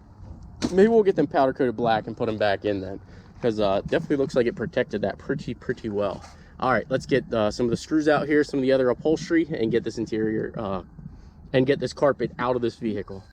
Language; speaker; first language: English; native; English